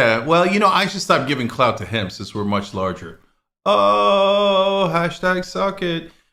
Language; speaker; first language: English; native; English